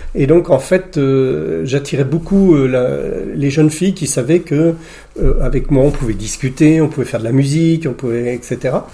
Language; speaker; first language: French; native; French